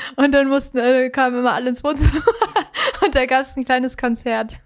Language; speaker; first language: German; native; German